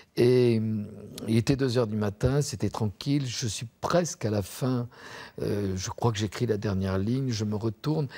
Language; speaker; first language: French; native; French